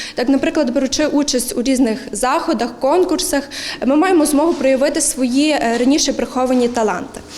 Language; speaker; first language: Ukrainian; native; Ukrainian